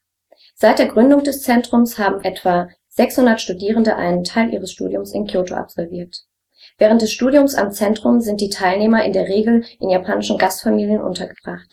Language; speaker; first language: German; native; German